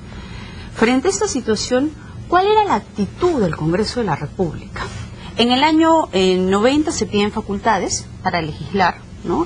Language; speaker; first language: Spanish; native; Spanish